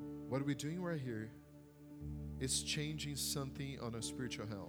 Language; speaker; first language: English; non-native, fluent; Portuguese